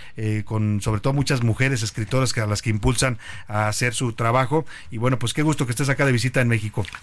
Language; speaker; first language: Spanish; native; Spanish